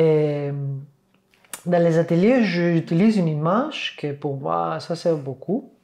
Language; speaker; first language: French; non-native, fluent; Catalan